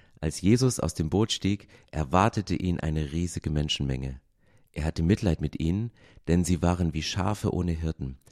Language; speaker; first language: German; native; German